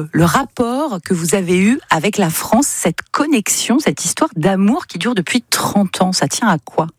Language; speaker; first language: French; native; French